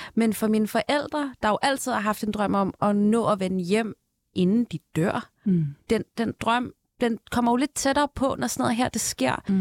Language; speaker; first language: Danish; early bilingual, other home language; Persian